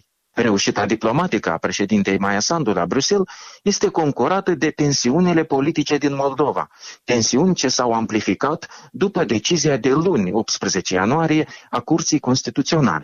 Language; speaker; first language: Romanian; native; Romanian